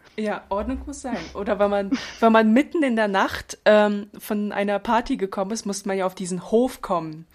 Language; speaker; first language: German; early bilingual, other home language; Russian